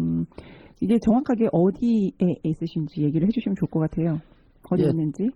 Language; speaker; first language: Korean; native; Korean